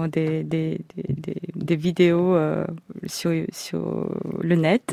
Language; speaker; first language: French; non-native, fluent; Korean